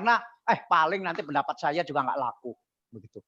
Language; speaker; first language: Indonesian; native; Indonesian